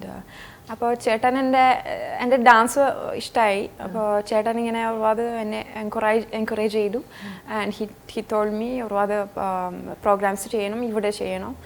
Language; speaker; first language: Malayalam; non-native, fluent; French